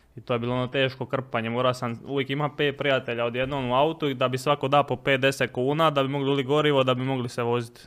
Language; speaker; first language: Croatian; native; Croatian